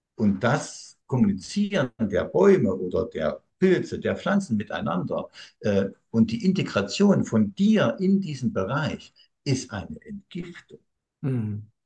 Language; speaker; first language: German; native; German